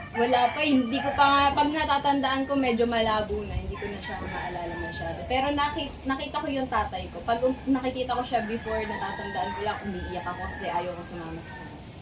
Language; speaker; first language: Filipino; native; Filipino